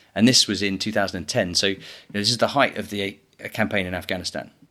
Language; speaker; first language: English; native; English